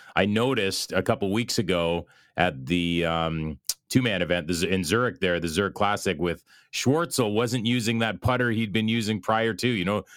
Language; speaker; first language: English; native; English